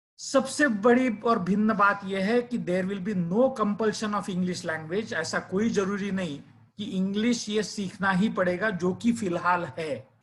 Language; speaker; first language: Hindi; non-native, local second language; Marathi